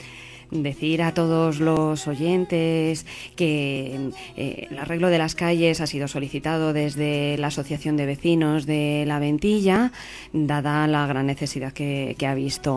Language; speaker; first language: Spanish; native; Spanish